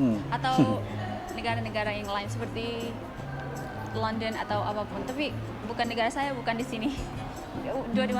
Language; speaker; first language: Indonesian; non-native, learner; English